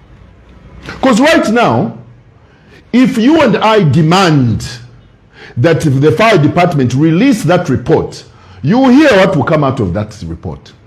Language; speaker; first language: English; non-native, local second language; Bemba